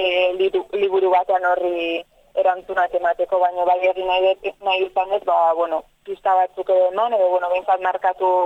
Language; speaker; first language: Basque; native; Basque